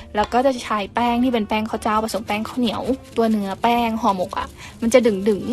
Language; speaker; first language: Thai; native; Thai